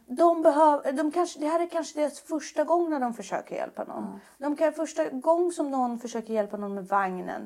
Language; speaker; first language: Swedish; early bilingual, other home language; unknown